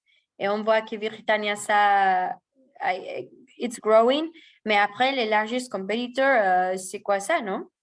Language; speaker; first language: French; non-native, fluent; Spanish